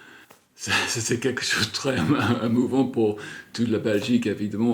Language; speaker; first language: French; non-native, fluent; English